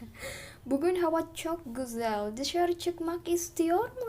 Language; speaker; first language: Turkish; non-native, fluent; Indonesian